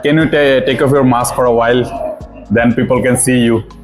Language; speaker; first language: English; non-native, local second language; Bangla